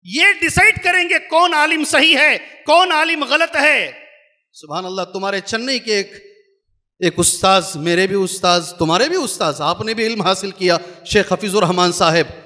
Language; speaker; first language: Hindi; non-native, local second language; Urdu